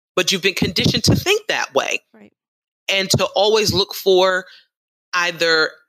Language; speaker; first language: English; native; English